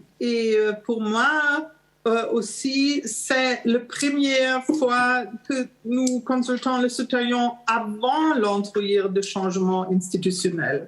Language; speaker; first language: French; non-native, fluent; German